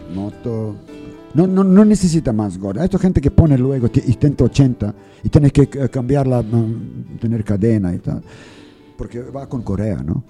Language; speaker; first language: Spanish; non-native, learner; English